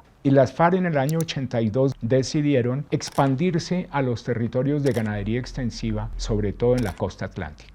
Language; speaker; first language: Spanish; native; Spanish